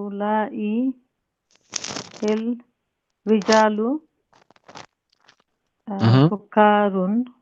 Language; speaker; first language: Arabic; non-native, learner; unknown